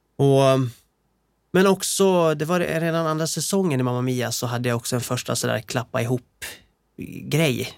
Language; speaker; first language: Swedish; native; Swedish